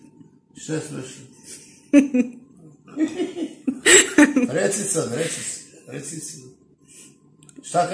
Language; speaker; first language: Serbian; non-native, local second language; Romany